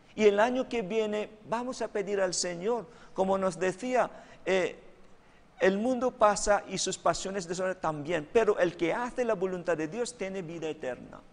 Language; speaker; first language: Spanish; non-native, fluent; Filipino